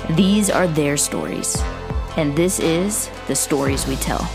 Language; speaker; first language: English; native; English